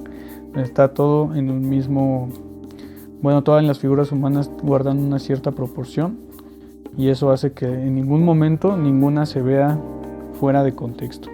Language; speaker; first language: Spanish; native; Spanish